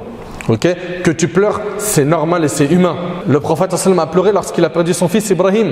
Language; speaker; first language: French; native; French